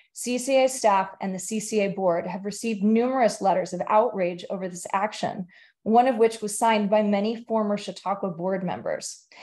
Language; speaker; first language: English; native; English